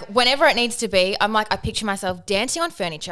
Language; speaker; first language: English; native; English